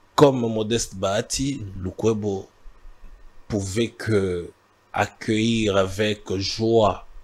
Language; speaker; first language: French; non-native, local second language; Swahili